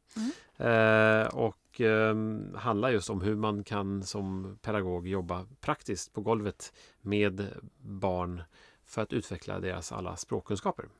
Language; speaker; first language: Swedish; native; Swedish